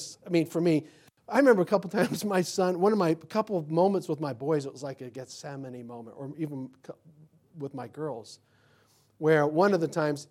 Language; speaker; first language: English; native; English